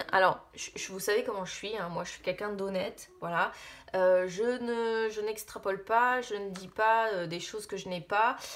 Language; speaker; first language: French; native; French